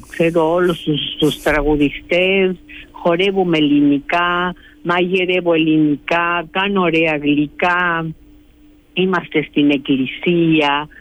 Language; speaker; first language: Greek; early bilingual, heritage; Greek